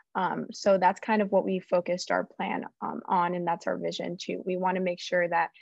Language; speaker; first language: English; native; English